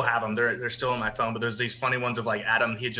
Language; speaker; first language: English; native; English